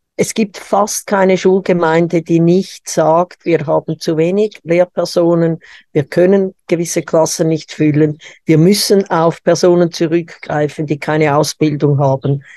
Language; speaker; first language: German; native; German